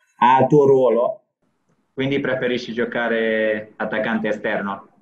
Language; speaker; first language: Italian; non-native, fluent; Serbian